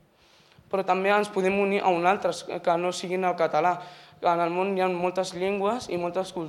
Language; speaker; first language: Catalan; non-native, local second language; Spanish